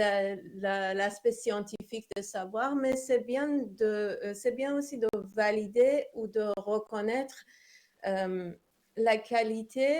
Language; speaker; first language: French; non-native, fluent; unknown